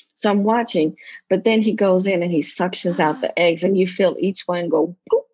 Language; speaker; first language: English; native; English